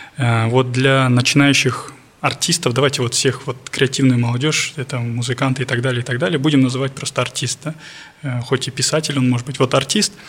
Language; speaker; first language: Russian; non-native, local second language; Kazakh